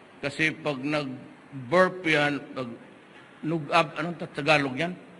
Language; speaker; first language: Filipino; non-native, local second language; Cebuano